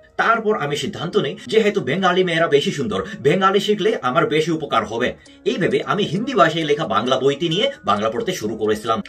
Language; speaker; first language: Bangla; non-native, fluent; Korean